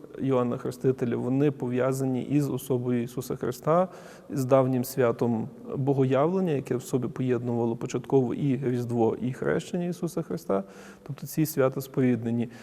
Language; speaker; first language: Ukrainian; native; Ukrainian